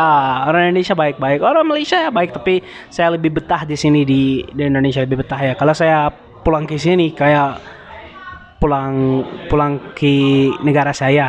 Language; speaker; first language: Indonesian; non-native, learner; Arabic